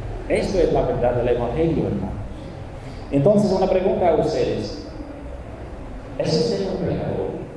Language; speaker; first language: Spanish; non-native, fluent; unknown